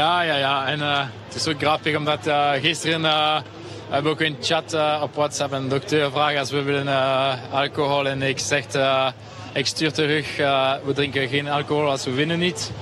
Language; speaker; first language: Dutch; non-native, local second language; French